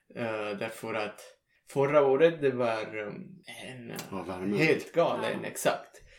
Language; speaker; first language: Swedish; non-native, learner; Italian